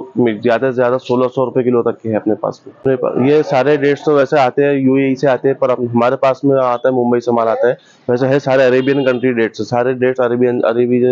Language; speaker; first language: Hindi; non-native, local second language; Urdu